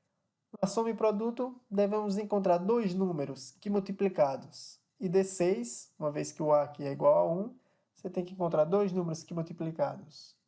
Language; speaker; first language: Portuguese; native; Portuguese